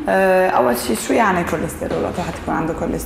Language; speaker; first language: Arabic; native; Arabic